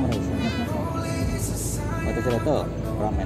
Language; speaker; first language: Japanese; non-native, fluent; Indonesian